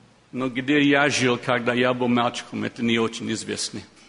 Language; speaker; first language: Russian; non-native, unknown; English